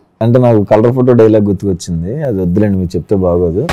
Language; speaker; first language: Telugu; native; Telugu